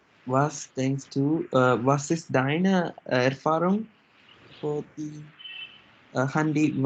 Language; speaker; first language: German; non-native, learner; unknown